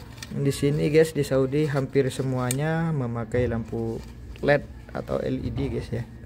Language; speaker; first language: Indonesian; native; Indonesian